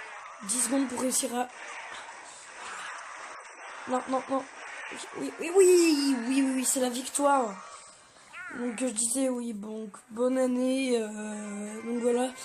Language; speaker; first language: French; native; French